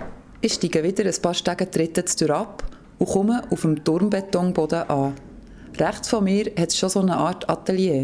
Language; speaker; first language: German; native; German